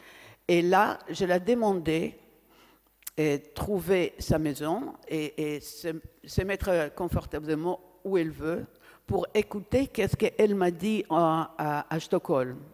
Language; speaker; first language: French; non-native, fluent; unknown